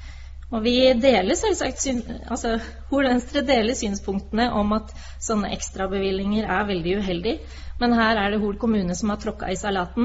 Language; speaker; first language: Norwegian; native; Norwegian